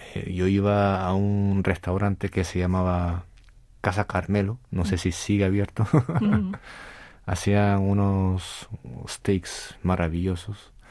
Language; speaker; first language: Spanish; native; Spanish